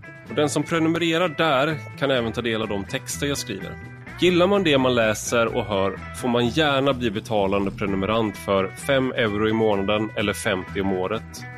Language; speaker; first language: Swedish; native; Swedish